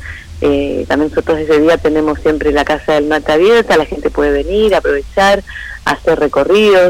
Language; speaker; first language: Spanish; native; Spanish